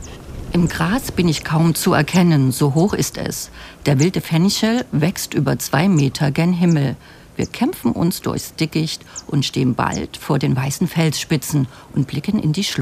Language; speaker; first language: German; native; German